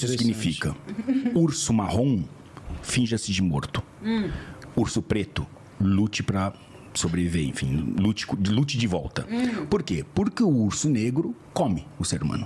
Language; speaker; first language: Portuguese; native; Portuguese